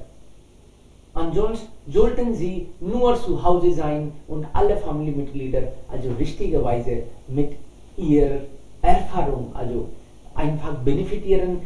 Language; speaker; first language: German; non-native, learner; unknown